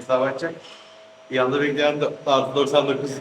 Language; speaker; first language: Turkish; native; Turkish